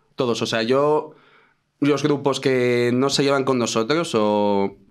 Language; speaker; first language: Spanish; native; Spanish